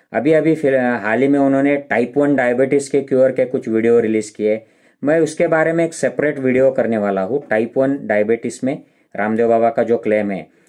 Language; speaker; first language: Hindi; non-native, local second language; Marathi